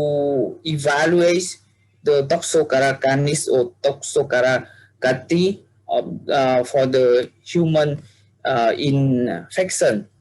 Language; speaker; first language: English; non-native, learner; Vietnamese